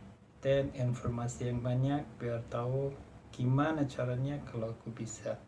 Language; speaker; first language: Indonesian; non-native, fluent; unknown